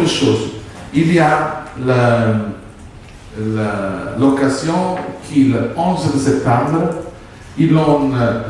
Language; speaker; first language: French; non-native, fluent; Italian